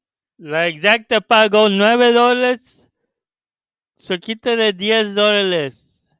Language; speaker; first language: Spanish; early bilingual, heritage; Spanish